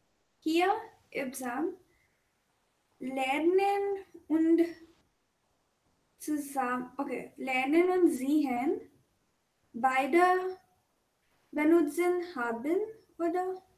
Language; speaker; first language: German; non-native, fluent; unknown